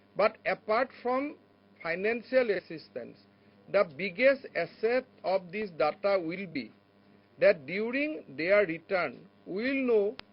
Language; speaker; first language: English; non-native, local second language; Assamese